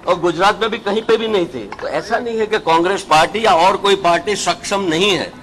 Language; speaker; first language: Hindi; non-native, local second language; Gujarati